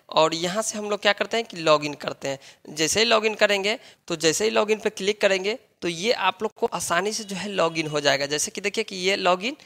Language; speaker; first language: Hindi; native; Hindi